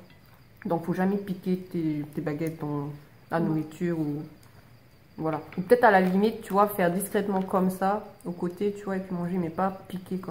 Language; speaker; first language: French; native; French